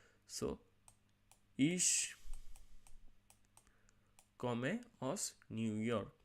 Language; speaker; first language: German; non-native, learner; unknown